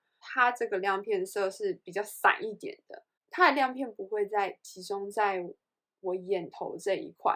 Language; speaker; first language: Chinese; native; Chinese